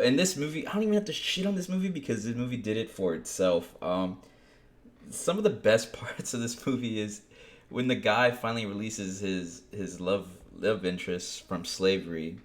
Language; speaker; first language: English; native; English